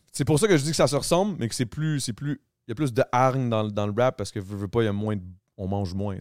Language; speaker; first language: French; native; French